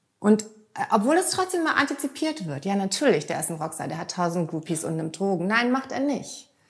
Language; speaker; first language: German; early bilingual, heritage; German